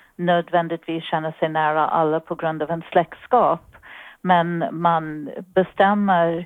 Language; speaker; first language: Swedish; non-native, fluent; English